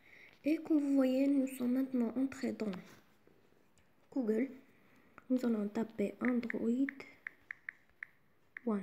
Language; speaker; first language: French; non-native, local second language; Arabic